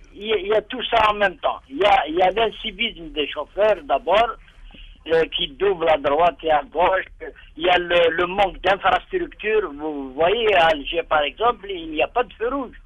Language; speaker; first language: French; non-native, local second language; Arabic